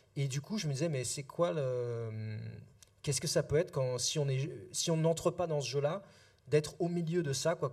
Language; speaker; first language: French; native; French